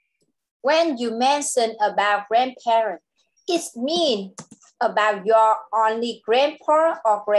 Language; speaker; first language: English; non-native, local second language; Vietnamese